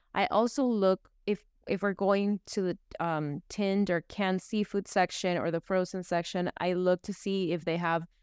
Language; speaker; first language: English; early bilingual, other home language; Spanish